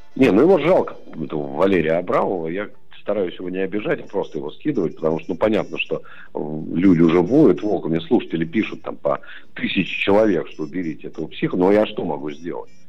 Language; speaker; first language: Russian; native; Russian